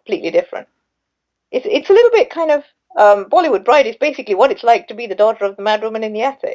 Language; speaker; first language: English; non-native, local second language; Sinhala